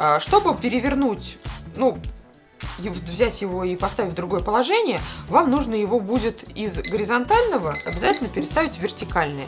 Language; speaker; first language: Russian; native; Russian